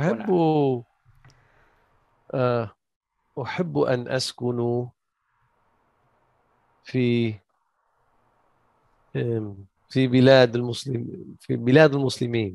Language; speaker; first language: Arabic; non-native, learner; English